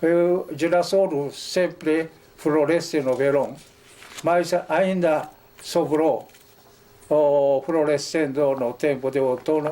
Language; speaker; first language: Portuguese; non-native, fluent; Japanese